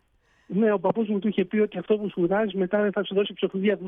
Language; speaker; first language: Greek; early bilingual, heritage; Greek